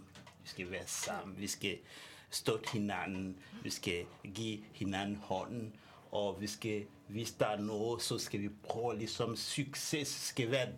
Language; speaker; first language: Danish; non-native, learner; French